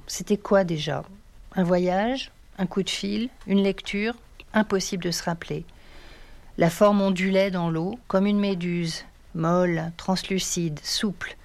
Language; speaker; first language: French; native; French